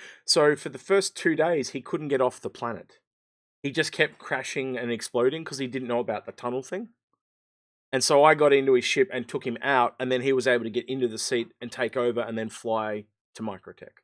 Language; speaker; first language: English; native; English